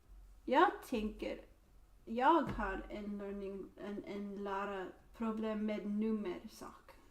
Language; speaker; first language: Swedish; non-native, learner; English